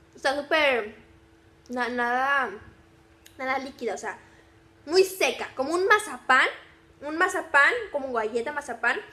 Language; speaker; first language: Spanish; native; Spanish